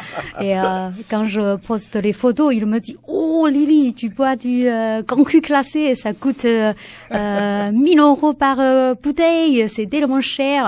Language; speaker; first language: French; non-native, learner; Chinese